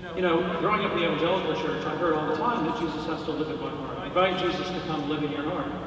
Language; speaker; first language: English; native; English